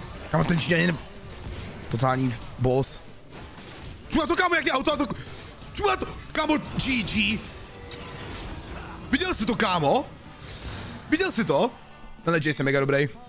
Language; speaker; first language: Czech; native; Czech